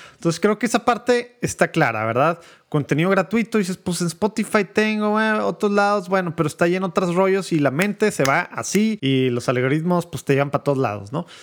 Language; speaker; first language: Spanish; native; Spanish